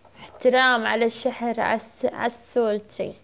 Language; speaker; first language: Arabic; non-native, learner; Turkish